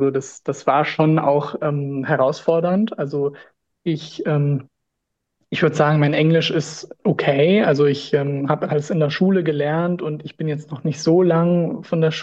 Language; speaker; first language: German; native; German